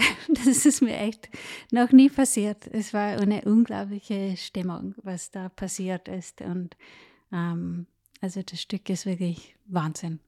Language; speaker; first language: German; non-native, fluent; English